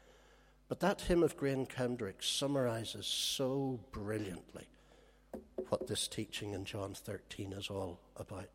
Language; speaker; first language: English; native; English